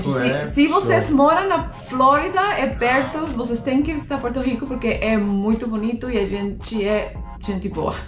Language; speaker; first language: Portuguese; non-native, fluent; Spanish